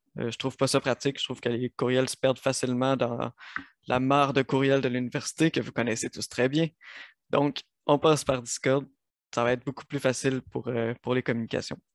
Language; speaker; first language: French; native; French